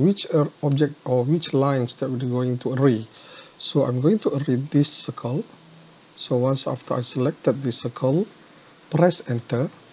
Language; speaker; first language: English; non-native, local second language; Malay